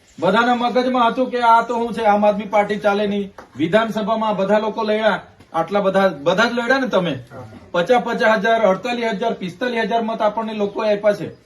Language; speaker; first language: Gujarati; non-native, local second language; Vasavi